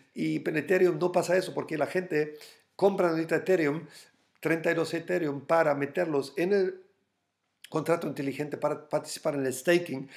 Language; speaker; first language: Spanish; non-native, fluent; German